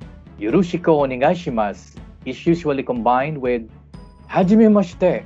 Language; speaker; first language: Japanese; non-native, fluent; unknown